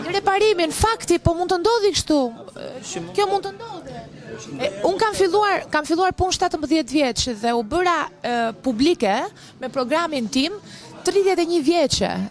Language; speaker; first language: Albanian; native; Albanian